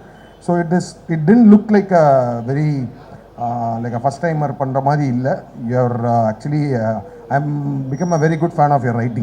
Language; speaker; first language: Tamil; native; Tamil